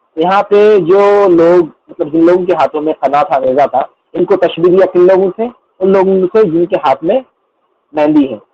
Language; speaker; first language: Urdu; non-native, local second language; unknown